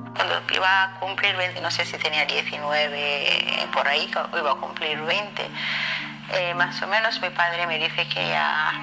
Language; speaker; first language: Spanish; non-native, fluent; Somali